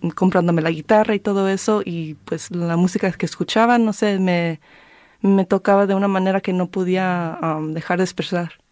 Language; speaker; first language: Spanish; early bilingual, heritage; Spanish